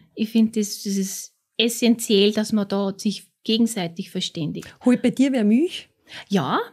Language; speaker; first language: German; native; German